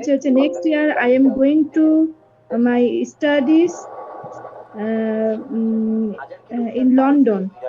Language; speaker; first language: English; non-native, learner; Bangla